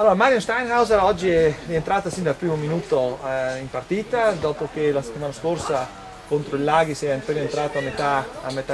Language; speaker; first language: Italian; native; Italian